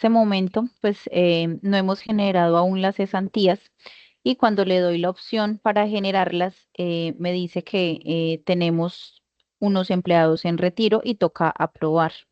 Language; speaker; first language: Spanish; native; Spanish